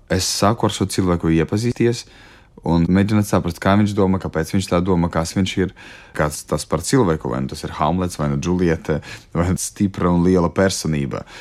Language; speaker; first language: Latvian; non-native, local second language; Russian